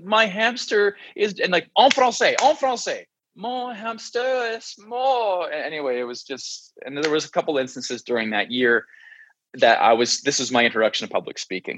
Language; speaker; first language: English; native; English